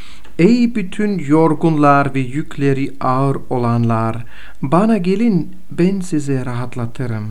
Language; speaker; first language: Turkish; non-native, fluent; Bulgarian